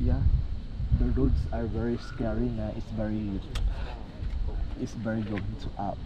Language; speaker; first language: English; non-native, learner; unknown